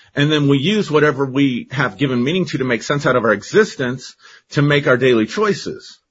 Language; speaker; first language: English; native; English